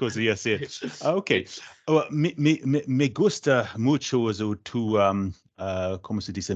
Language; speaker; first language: Spanish; non-native, learner; English